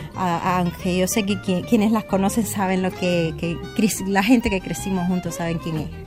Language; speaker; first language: Spanish; native; Spanish